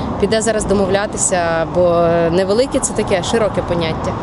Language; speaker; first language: Ukrainian; native; Ukrainian